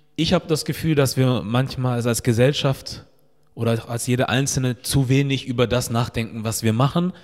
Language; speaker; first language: German; early bilingual, other home language; Portuguese